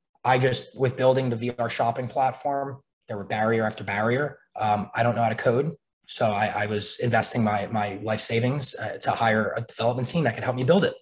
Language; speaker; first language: English; native; English